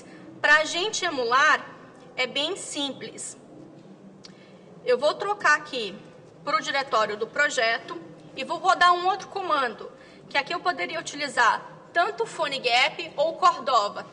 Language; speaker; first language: Portuguese; native; Portuguese